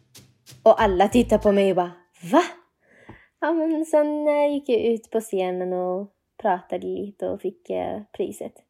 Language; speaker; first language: Swedish; non-native, fluent; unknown